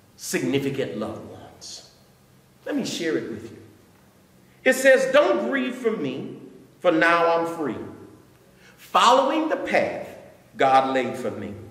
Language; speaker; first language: English; native; English